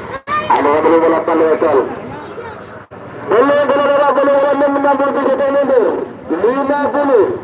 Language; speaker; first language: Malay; non-native, local second language; Madurese